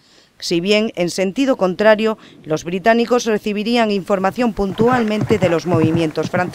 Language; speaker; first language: Spanish; native; Spanish